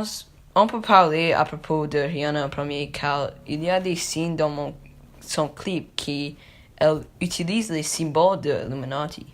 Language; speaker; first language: French; non-native, learner; English